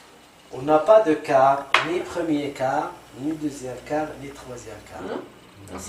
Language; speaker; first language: French; non-native, local second language; Arabic